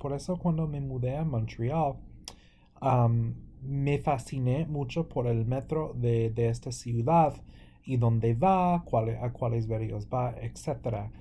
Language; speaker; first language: Spanish; non-native, fluent; English